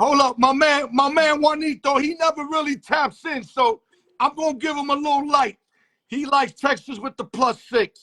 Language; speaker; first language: English; native; English